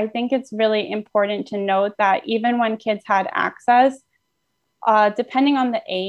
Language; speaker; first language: English; native; English